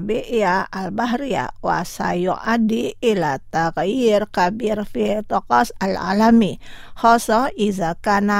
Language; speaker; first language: Arabic; non-native, fluent; Indonesian